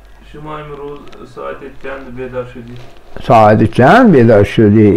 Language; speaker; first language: Persian; non-native, learner; Urdu